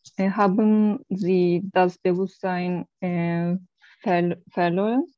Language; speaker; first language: German; non-native, learner; Turkish